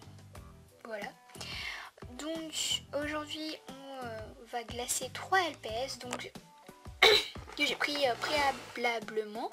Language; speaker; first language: French; native; French